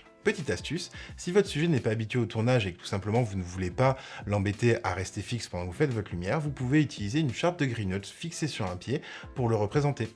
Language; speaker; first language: French; native; French